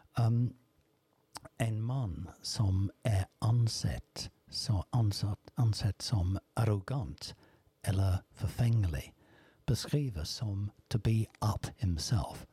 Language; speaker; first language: Norwegian; non-native, fluent; English